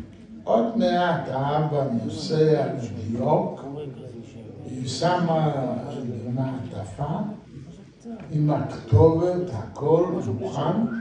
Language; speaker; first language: Hebrew; non-native, fluent; Yiddish